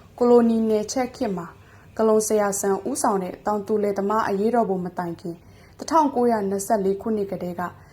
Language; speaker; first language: Burmese; non-native, local second language; Pa'o Karen